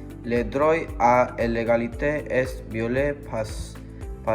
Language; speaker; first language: French; non-native, learner; Spanish